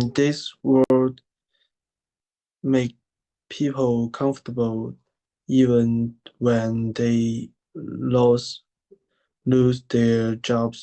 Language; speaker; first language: English; non-native, learner; Chinese